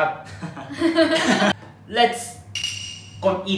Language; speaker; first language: Thai; non-native, learner; Japanese